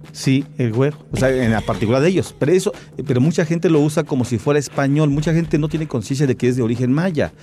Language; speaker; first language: Spanish; non-native, local second language; Tzeltal